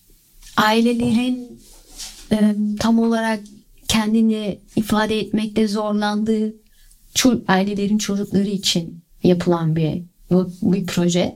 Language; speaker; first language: Turkish; early bilingual, other home language; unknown